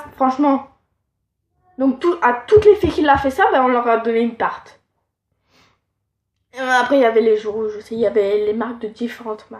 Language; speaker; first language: French; native; French